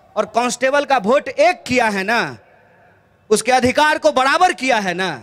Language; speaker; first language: Hindi; native; Hindi